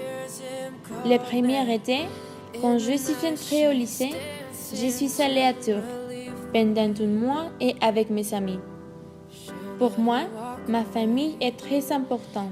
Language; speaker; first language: French; non-native, learner; Spanish